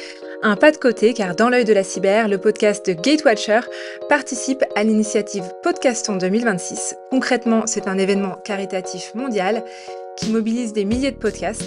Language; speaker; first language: French; native; French